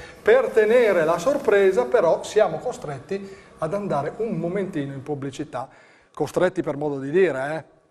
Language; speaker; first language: Italian; native; Italian